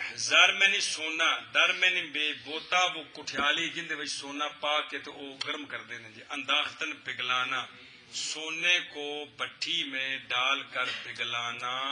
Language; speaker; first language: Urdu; non-native, local second language; Punjabi